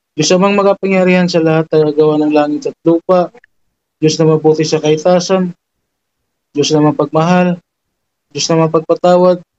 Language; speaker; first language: Filipino; non-native, local second language; Cebuano